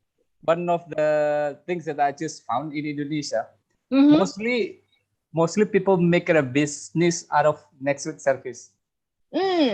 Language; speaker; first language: English; non-native, fluent; Indonesian